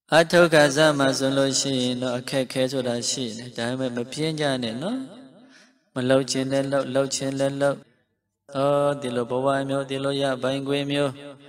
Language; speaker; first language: Burmese; non-native, local second language; Mon